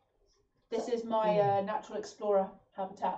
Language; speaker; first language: English; native; English